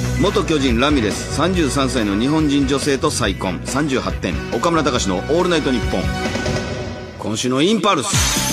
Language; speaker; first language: Japanese; native; Japanese